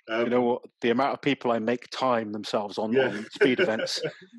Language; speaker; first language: English; native; English